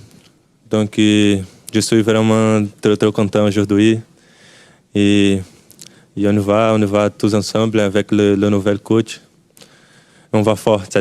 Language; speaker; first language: French; non-native, learner; Portuguese